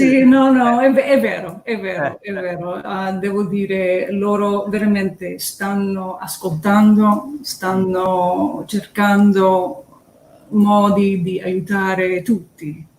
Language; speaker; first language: Italian; early bilingual, heritage; English